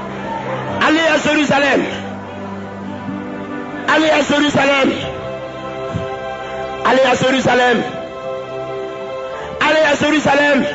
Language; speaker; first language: French; native; French